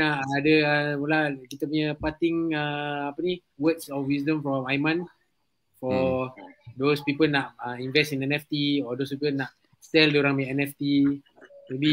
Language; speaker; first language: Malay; native; Malay